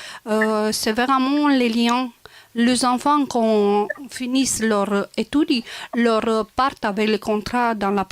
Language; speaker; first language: French; non-native, local second language; Romanian